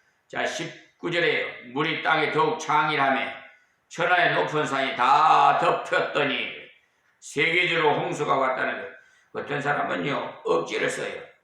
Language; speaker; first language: Korean; native; Korean